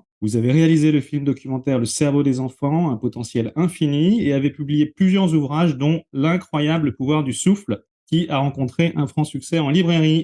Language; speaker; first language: French; native; French